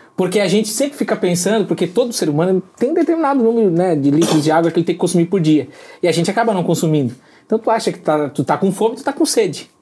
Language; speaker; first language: Portuguese; native; Portuguese